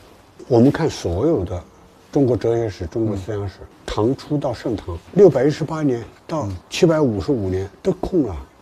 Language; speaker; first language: Chinese; native; Chinese